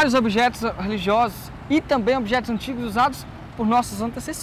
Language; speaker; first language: Portuguese; native; Portuguese